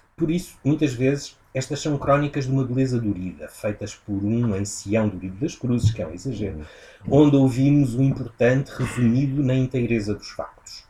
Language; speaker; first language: Portuguese; native; Portuguese